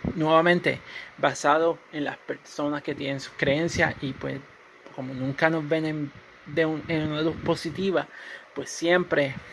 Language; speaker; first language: Spanish; native; Spanish